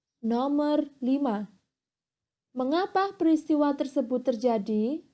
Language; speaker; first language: Indonesian; native; Indonesian